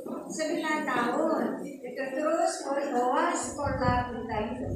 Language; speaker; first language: Indonesian; non-native, learner; Korean